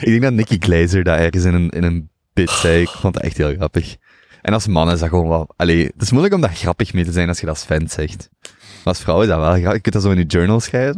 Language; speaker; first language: Dutch; native; Dutch